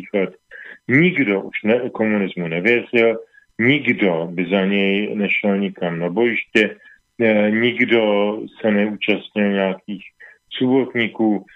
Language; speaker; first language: Czech; native; Czech